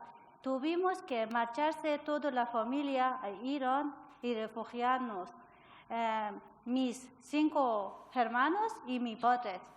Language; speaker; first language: Spanish; non-native, learner; Persian